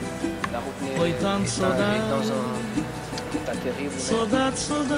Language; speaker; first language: French; non-native, fluent; Kabuverdianu